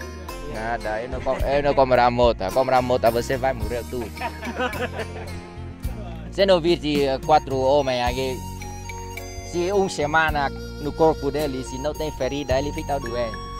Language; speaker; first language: Portuguese; non-native, learner; Vietnamese